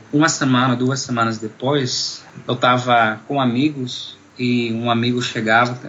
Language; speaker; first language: Portuguese; non-native, fluent; Dutch